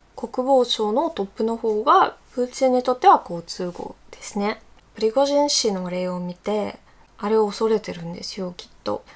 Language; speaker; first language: Japanese; non-native, fluent; Russian